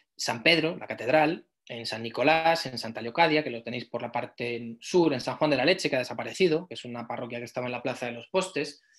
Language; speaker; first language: Spanish; native; Spanish